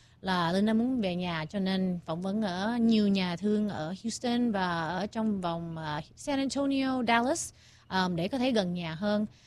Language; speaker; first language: Vietnamese; early bilingual, heritage; Vietnamese